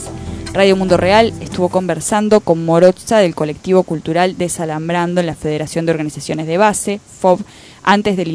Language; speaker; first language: Spanish; native; Spanish